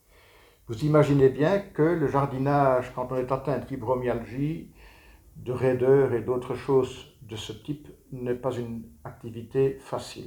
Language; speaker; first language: French; native; French